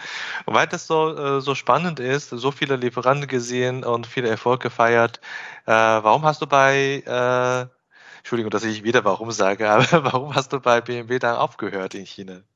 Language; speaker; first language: German; non-native, fluent; Chinese